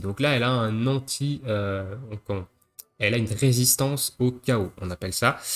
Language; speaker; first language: French; native; French